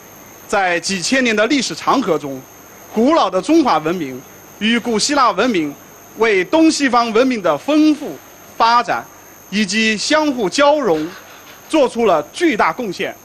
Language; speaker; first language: Chinese; native; Chinese